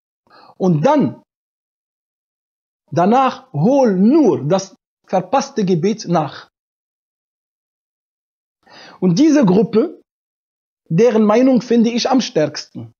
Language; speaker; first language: German; non-native, fluent; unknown